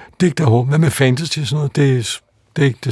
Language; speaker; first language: Danish; native; Danish